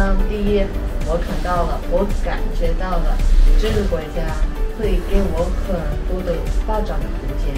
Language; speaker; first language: Chinese; non-native, fluent; Armenian